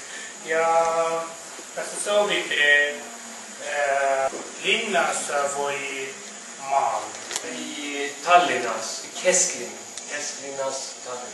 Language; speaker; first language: Estonian; non-native, learner; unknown